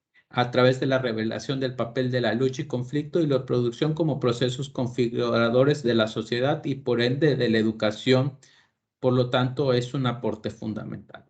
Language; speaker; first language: Spanish; native; Spanish